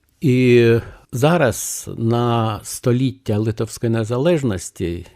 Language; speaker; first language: Ukrainian; non-native, fluent; Lithuanian